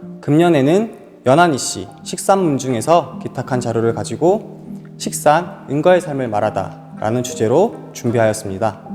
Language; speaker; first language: Korean; native; Korean